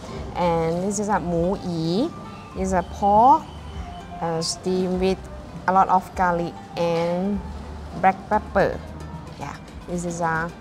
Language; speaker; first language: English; non-native, learner; Thai